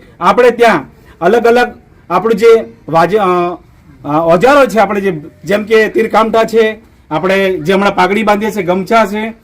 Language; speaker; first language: Gujarati; non-native, local second language; Bhili